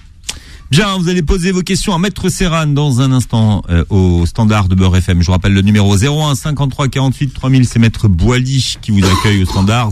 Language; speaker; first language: French; native; French